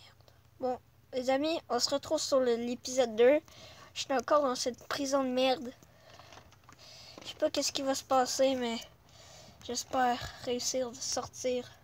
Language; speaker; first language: French; native; French